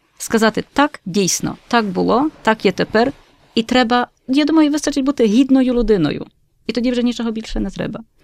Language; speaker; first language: Ukrainian; early bilingual, heritage; Ukrainian